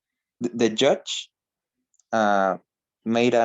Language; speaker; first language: English; non-native, learner; Spanish